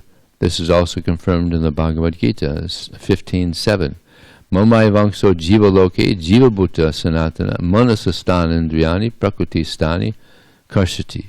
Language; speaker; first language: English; native; English